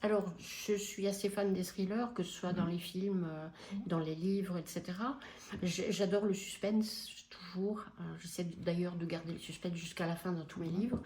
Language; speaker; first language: French; native; French